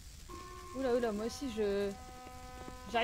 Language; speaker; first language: French; native; French